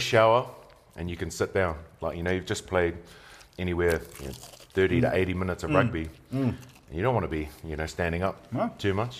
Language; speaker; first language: English; native; English